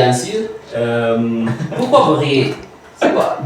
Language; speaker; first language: French; non-native, learner; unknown